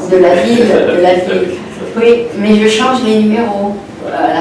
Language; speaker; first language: French; non-native, local second language; Arabic